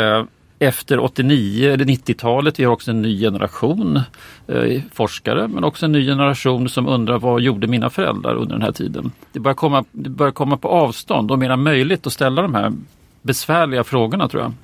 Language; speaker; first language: Swedish; native; Swedish